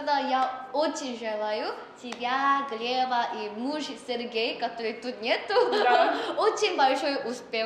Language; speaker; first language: Russian; non-native, learner; Korean